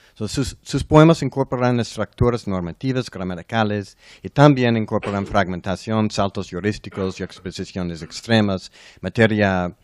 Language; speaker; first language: Spanish; non-native, learner; English